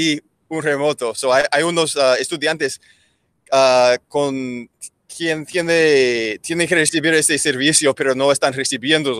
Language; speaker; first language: Spanish; non-native, learner; English